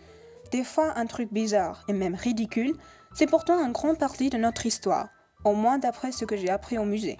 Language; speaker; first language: French; non-native, learner; English